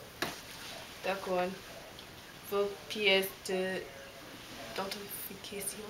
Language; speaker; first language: French; non-native, learner; English